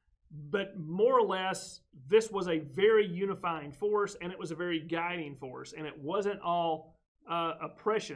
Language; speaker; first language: English; native; English